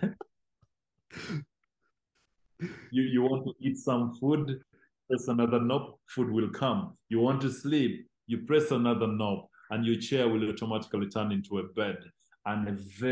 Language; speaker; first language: English; non-native, local second language; Acoli